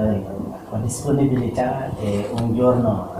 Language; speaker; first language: Italian; non-native, learner; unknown